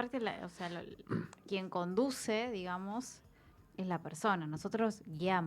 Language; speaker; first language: Spanish; native; Spanish